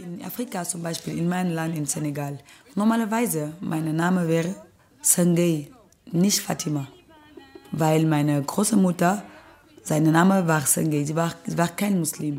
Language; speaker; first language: German; non-native, learner; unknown